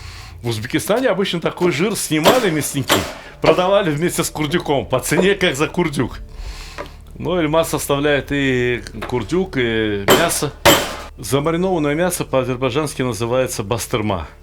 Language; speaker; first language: Russian; native; Russian